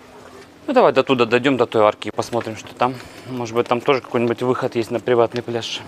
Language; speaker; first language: Russian; native; Russian